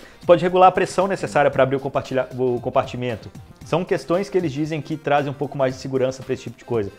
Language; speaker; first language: Portuguese; native; Portuguese